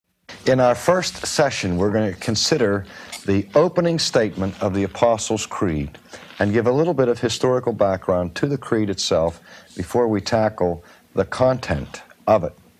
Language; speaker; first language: English; native; English